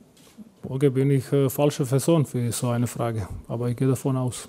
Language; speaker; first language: German; non-native, fluent; Croatian